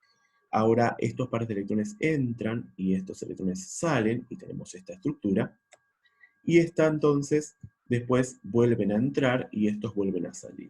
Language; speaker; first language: Spanish; native; Spanish